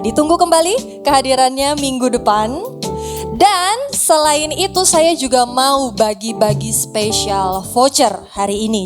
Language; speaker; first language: Indonesian; native; Indonesian